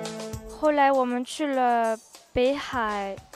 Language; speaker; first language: Chinese; non-native, learner; French